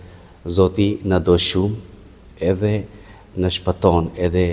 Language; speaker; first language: Albanian; non-native, fluent; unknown